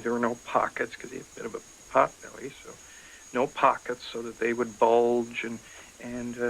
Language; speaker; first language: English; native; English